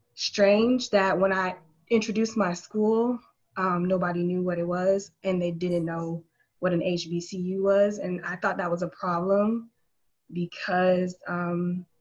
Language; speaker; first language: English; native; English